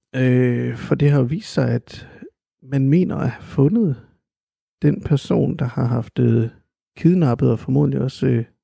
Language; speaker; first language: Danish; native; Danish